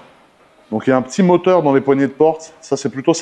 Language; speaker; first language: French; native; French